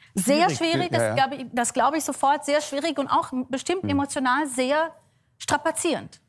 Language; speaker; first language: German; non-native, fluent; Yiddish